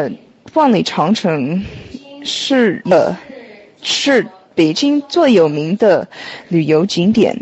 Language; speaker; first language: Chinese; non-native, learner; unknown